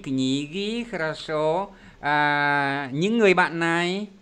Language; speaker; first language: Vietnamese; native; Vietnamese